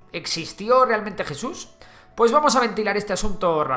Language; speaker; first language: Spanish; native; Spanish